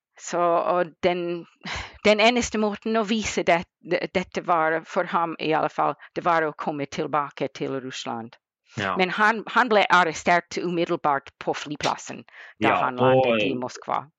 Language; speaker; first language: Norwegian; non-native, fluent; English